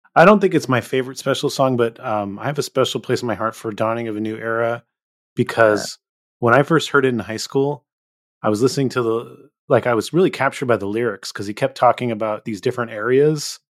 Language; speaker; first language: English; native; English